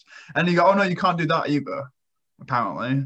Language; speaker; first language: English; native; English